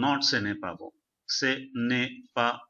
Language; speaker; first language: French; non-native, fluent; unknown